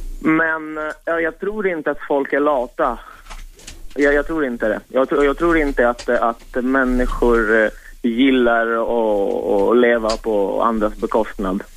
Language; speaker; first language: Swedish; non-native, fluent; Italian